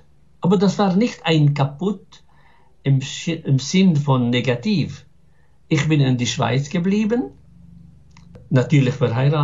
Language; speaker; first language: German; non-native, fluent; Arabic